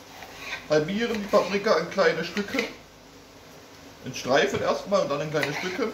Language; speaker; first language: German; native; German